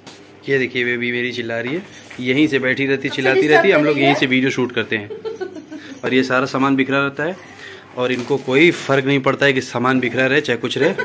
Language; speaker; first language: Hindi; native; Hindi